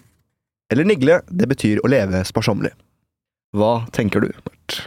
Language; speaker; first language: Norwegian; native; Norwegian